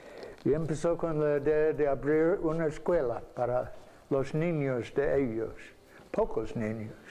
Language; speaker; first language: Spanish; non-native, fluent; English